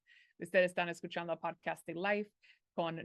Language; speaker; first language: Spanish; non-native, fluent; English